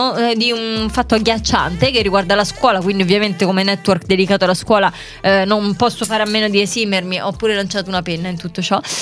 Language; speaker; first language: Italian; native; Italian